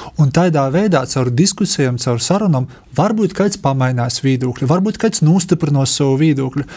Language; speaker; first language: Latvian; native; Latvian